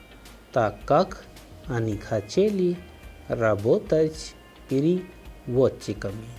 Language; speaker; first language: Russian; non-native, fluent; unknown